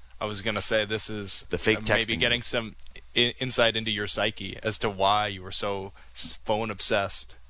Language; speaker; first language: English; native; English